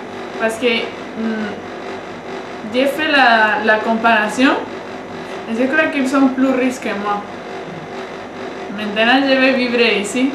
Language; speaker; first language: French; non-native, learner; Spanish